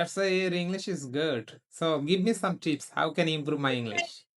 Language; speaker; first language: English; non-native, learner; Bangla